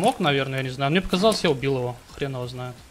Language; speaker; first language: Russian; native; Russian